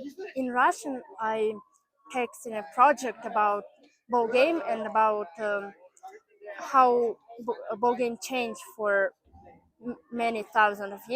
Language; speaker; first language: English; non-native, learner; Russian